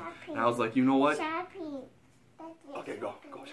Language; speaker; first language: English; native; English